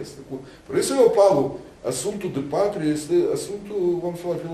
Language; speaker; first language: Portuguese; non-native, learner; Russian